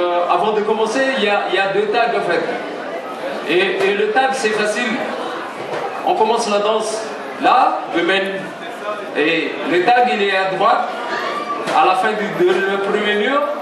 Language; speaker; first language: French; native; French